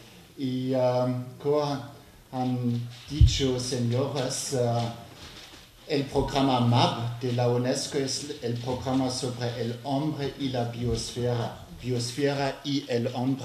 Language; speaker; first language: Spanish; non-native, learner; French